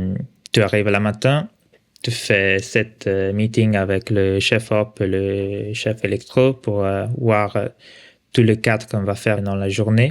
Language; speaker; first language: French; non-native, local second language; Italian